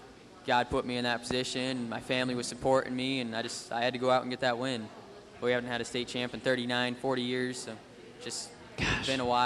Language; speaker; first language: English; native; English